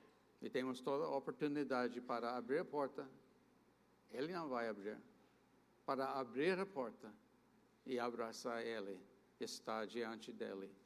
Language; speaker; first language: Portuguese; non-native, fluent; English